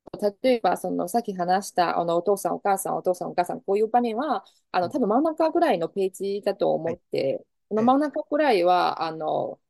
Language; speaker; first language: Japanese; non-native, fluent; Chinese